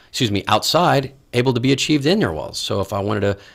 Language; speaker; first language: English; native; English